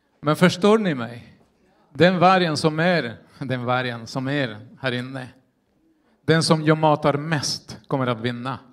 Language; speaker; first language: Swedish; non-native, fluent; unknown